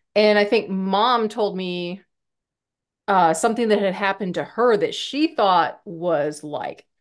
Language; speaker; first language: English; native; English